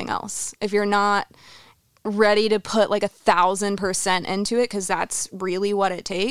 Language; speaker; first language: English; native; English